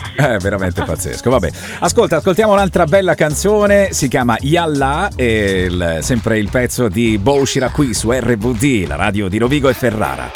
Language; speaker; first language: Italian; native; Italian